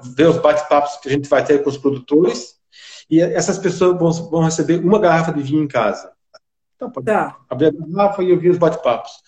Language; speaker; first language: Portuguese; native; Portuguese